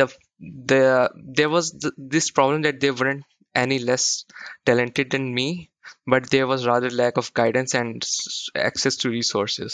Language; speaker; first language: English; non-native, local second language; Urdu